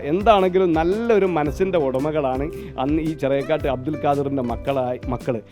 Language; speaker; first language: Malayalam; native; Malayalam